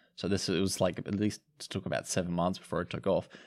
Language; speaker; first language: English; native; English